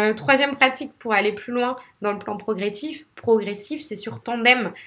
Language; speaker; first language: French; native; French